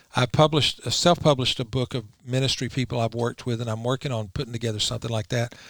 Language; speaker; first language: English; native; English